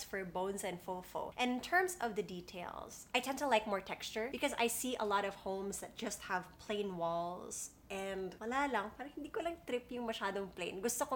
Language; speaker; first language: English; native; English